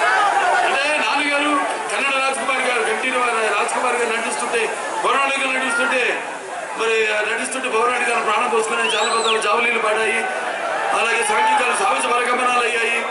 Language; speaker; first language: Telugu; native; Telugu